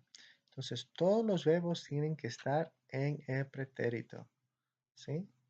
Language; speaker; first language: Spanish; non-native, fluent; English